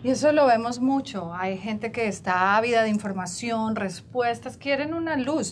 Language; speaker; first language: Spanish; native; Spanish